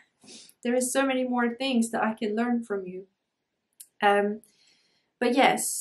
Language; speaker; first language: English; non-native, fluent; Polish